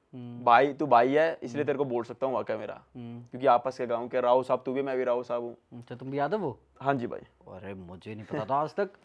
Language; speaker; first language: Hindi; native; Hindi